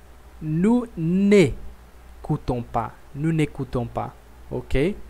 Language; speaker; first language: French; non-native, fluent; Portuguese